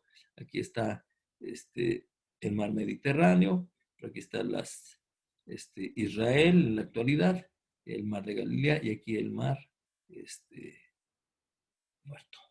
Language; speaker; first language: Spanish; native; Spanish